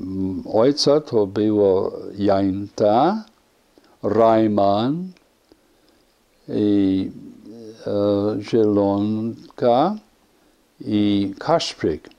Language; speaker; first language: Polish; early bilingual, heritage; Polish